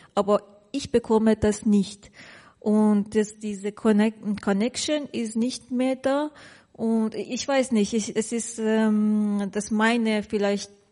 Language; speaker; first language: German; non-native, learner; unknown